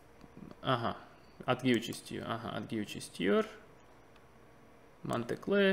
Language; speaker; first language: Turkish; non-native, fluent; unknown